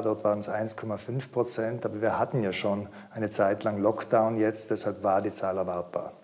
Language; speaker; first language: German; native; German